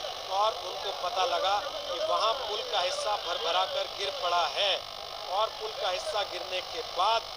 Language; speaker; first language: Hindi; native; Hindi